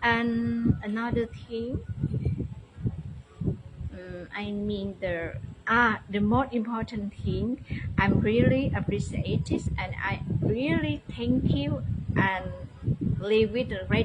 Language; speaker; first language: English; non-native, learner; Vietnamese